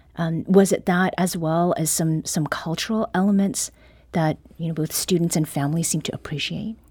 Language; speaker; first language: English; early bilingual, other home language; Korean